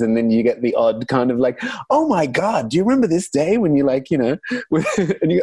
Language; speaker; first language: English; non-native, local second language; Arabic